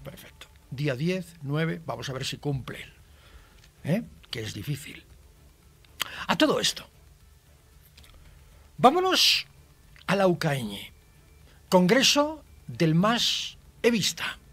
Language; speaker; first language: Spanish; native; Spanish